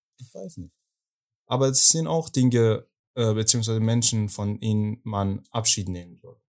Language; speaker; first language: German; non-native, fluent; Persian